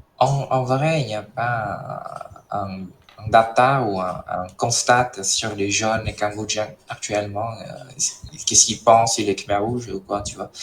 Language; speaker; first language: French; non-native, fluent; Khmer